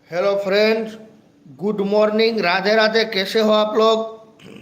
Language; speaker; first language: Hindi; non-native, local second language; Gujarati